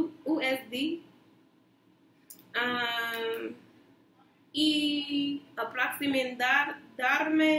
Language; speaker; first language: Spanish; non-native, learner; English